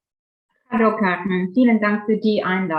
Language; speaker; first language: German; non-native, fluent; Ukrainian